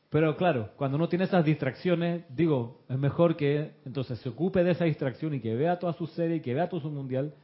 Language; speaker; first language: Spanish; early bilingual, other home language; Russian